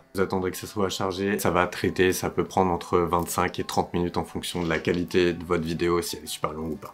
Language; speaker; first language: French; native; French